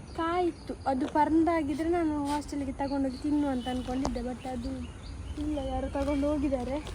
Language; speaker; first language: Kannada; non-native, local second language; Tulu